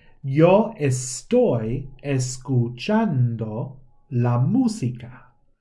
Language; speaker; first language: Spanish; non-native, fluent; English